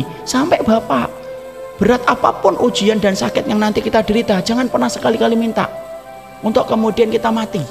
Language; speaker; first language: Indonesian; native; Indonesian